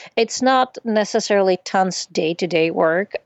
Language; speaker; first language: English; non-native, fluent; Czech